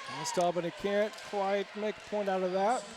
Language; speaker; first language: English; native; English